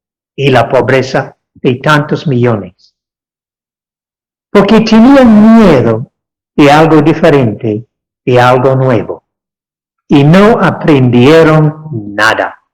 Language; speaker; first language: Spanish; non-native, fluent; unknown